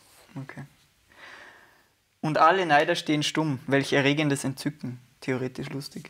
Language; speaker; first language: German; native; German